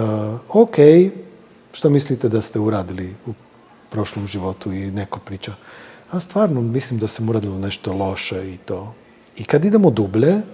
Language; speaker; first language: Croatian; non-native, fluent; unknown